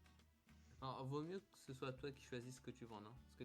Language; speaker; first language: French; native; French